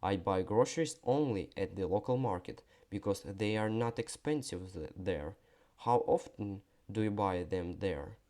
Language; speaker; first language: English; non-native, fluent; Ukrainian